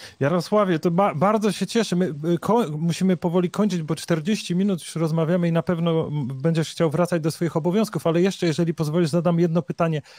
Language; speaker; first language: Polish; native; Polish